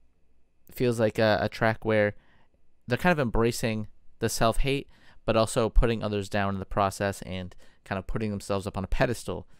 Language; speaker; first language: English; native; English